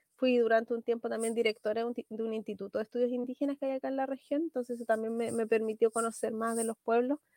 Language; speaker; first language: Spanish; native; Spanish